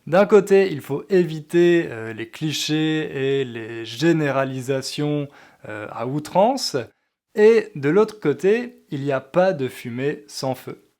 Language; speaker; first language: French; native; French